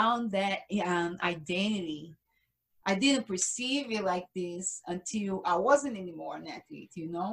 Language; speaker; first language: English; non-native, fluent; Portuguese